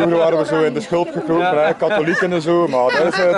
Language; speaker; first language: Dutch; native; Dutch